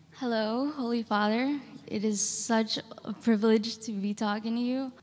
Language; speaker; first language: English; native; English